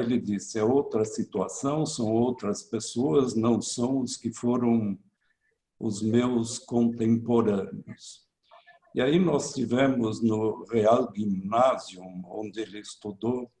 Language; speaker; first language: Portuguese; early bilingual, other home language; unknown